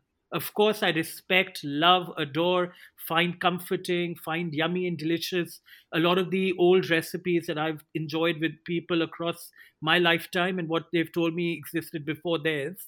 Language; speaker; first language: English; non-native, local second language; Hindi